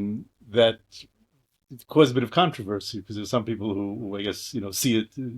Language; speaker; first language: English; native; English